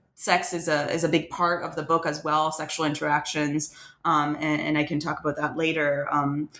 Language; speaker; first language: English; non-native, fluent; French